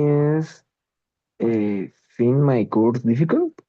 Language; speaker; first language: English; non-native, learner; Spanish